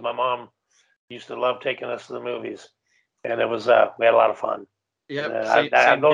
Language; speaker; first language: English; native; English